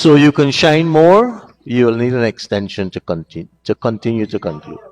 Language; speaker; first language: English; native; English